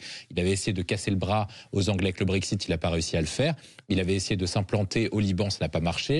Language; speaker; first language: French; native; French